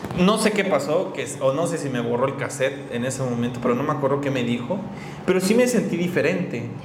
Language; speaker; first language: Spanish; native; Spanish